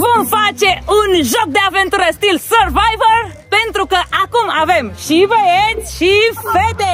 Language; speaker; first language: Romanian; native; Romanian